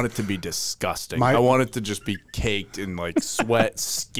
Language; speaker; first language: English; native; English